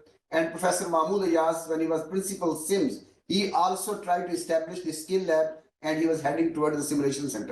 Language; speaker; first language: English; non-native, local second language; Urdu